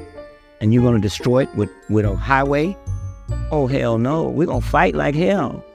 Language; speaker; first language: English; native; English